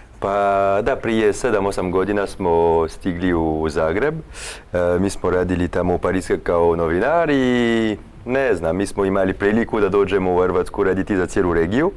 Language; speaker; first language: Croatian; non-native, fluent; French